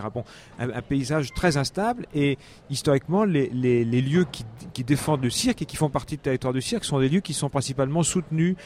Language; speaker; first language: French; native; French